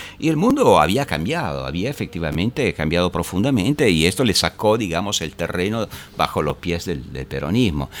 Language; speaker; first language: Spanish; non-native, fluent; Italian